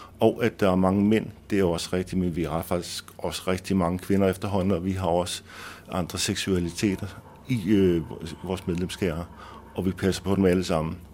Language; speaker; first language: Danish; native; Danish